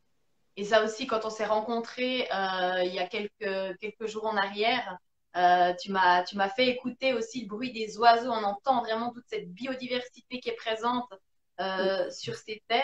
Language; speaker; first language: French; native; French